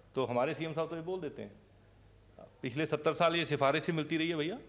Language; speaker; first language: Hindi; non-native, local second language; Punjabi